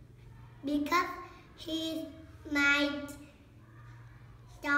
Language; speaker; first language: English; non-native, learner; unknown